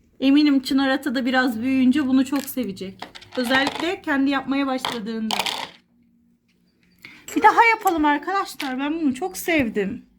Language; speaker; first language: Turkish; native; Turkish